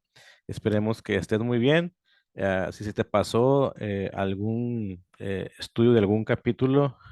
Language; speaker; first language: Spanish; native; Spanish